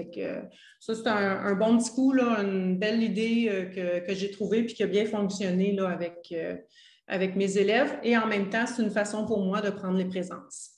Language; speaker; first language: French; native; French